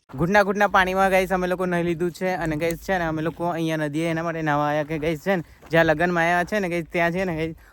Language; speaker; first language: Gujarati; non-native, local second language; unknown